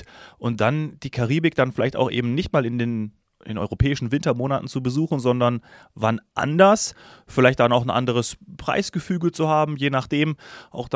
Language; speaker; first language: German; native; German